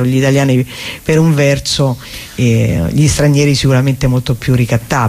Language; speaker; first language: Italian; native; Italian